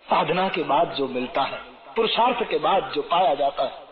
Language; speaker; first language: Hindi; non-native, local second language; Gujarati